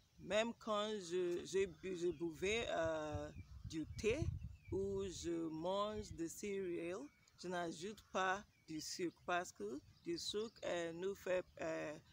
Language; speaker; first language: French; non-native, learner; English